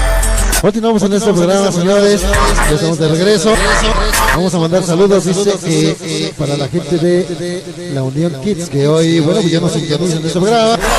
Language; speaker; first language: Spanish; native; Spanish